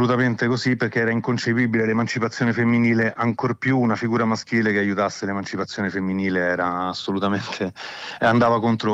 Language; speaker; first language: Italian; native; Italian